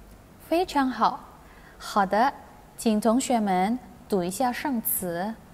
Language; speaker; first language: Chinese; non-native, fluent; Indonesian